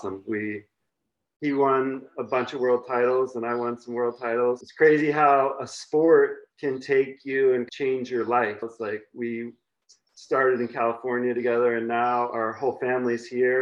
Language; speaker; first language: English; native; English